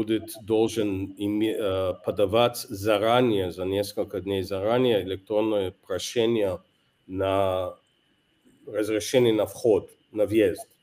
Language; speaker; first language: Russian; non-native, fluent; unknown